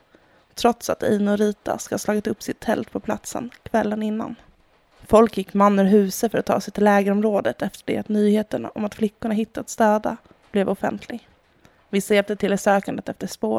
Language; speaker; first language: Swedish; native; Swedish